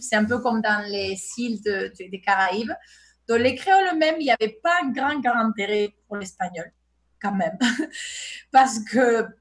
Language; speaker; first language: French; non-native, fluent; Spanish